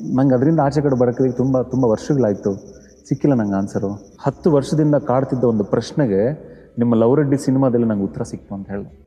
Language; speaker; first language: Kannada; non-native, local second language; Telugu